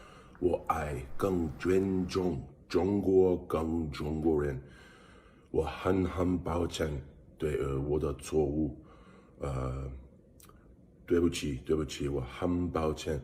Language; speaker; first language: Chinese; non-native, learner; English